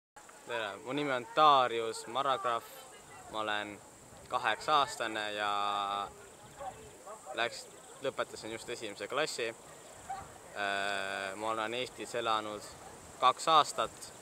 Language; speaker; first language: Estonian; early bilingual, other home language; English